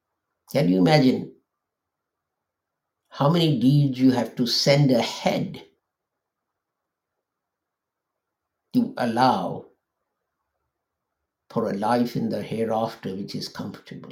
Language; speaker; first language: English; non-native, local second language; Urdu